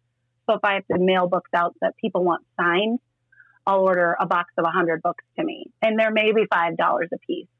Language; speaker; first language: English; native; English